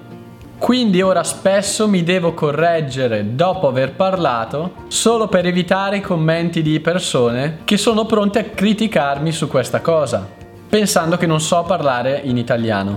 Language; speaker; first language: Italian; native; Italian